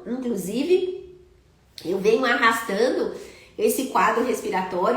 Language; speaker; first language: Portuguese; native; Portuguese